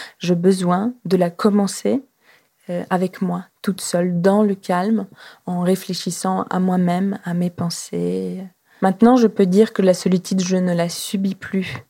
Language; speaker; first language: French; non-native, fluent; Russian